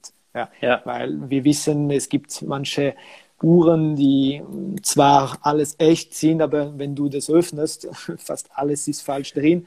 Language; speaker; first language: German; non-native, local second language; French